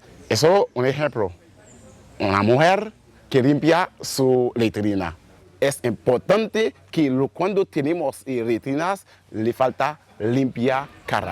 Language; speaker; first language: Spanish; non-native, learner; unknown